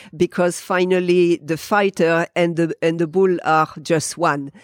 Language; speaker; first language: English; non-native, fluent; French